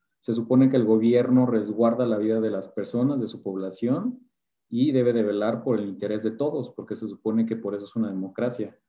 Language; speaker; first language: Spanish; native; Spanish